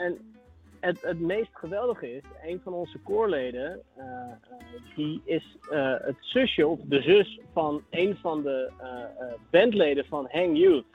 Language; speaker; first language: Dutch; native; Dutch